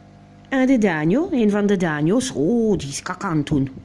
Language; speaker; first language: Dutch; non-native, local second language; French